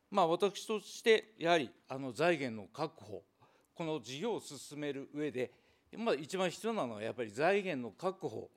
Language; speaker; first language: Japanese; native; Japanese